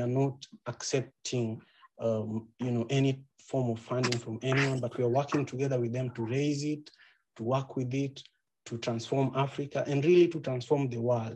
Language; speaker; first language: English; non-native, local second language; Luo (Kenya and Tanzania)